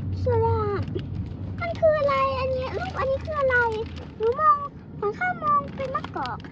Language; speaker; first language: Thai; native; Thai